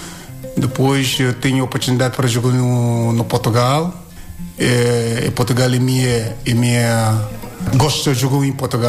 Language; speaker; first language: Portuguese; non-native, learner; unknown